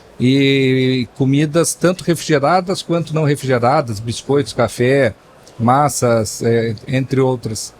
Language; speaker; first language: Portuguese; native; Portuguese